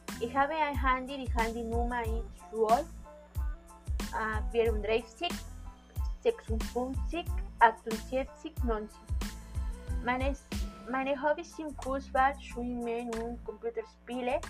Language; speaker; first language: German; non-native, learner; Spanish